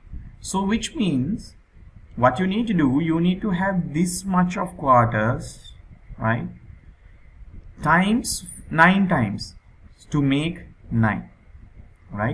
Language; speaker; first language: English; non-native, local second language; Sinhala